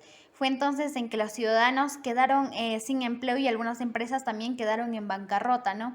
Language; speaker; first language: Spanish; native; Spanish